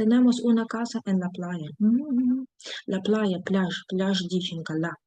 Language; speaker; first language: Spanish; non-native, fluent; Ukrainian